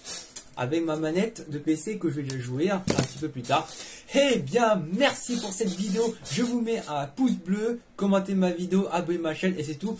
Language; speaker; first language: French; native; French